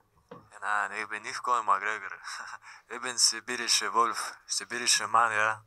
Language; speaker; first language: German; non-native, learner; Russian